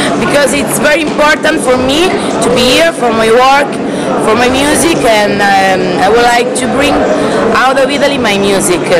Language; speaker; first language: English; non-native, learner; Italian